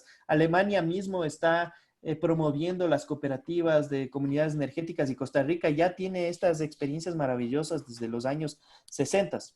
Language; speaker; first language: Spanish; native; Spanish